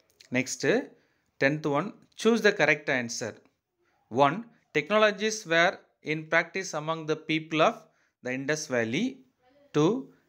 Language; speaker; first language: English; non-native, local second language; Tamil